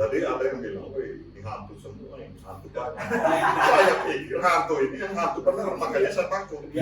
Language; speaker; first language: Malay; non-native, local second language; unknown